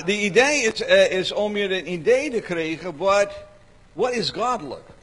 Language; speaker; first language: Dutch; non-native, learner; English